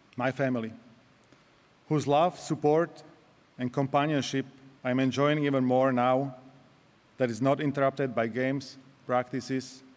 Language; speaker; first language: English; non-native, fluent; Slovak